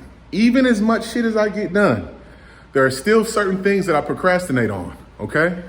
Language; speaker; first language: English; native; English